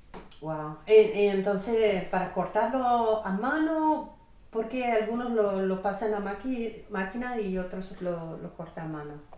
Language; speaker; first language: Spanish; non-native, fluent; English